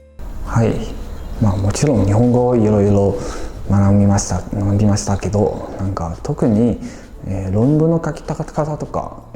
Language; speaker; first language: Japanese; non-native, fluent; Chinese